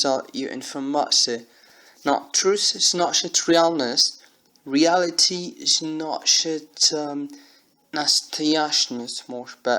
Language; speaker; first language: Russian; non-native, learner; English